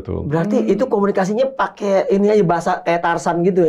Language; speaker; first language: Indonesian; native; Indonesian